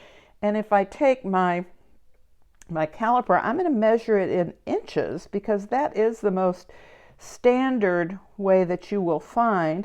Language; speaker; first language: English; native; English